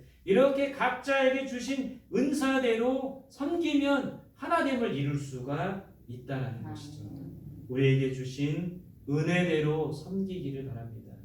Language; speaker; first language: Korean; native; Korean